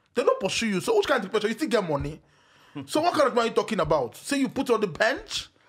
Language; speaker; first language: Nigerian Pidgin; non-native, local second language; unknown